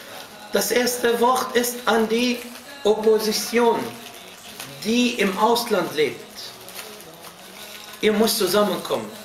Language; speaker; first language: German; non-native, fluent; Arabic